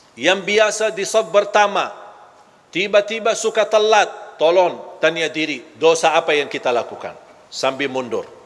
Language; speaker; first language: Malay; non-native, fluent; Arabic